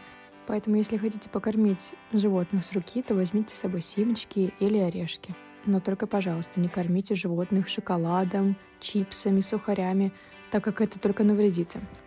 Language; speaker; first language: Russian; native; Russian